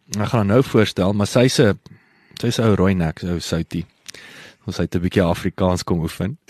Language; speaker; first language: Afrikaans; native; Afrikaans